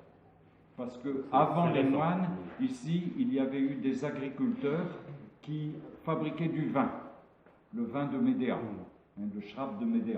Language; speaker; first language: French; non-native, local second language; Arabic